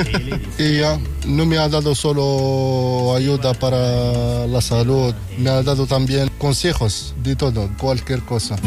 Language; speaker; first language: Spanish; non-native, learner; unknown